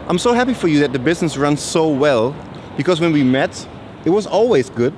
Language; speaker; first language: English; non-native, fluent; German